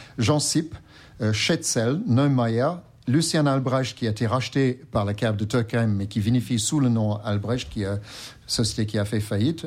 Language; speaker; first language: French; non-native, fluent; English